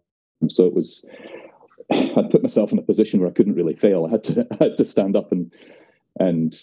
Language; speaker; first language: English; native; English